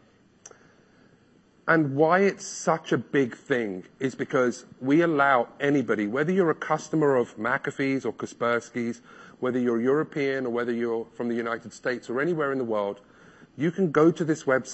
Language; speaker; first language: English; native; English